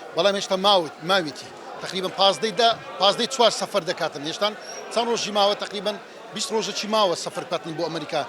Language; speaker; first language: Central Kurdish; native; Central Kurdish